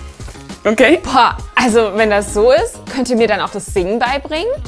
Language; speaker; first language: German; native; German